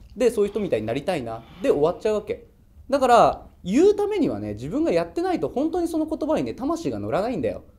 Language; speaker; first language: Japanese; native; Japanese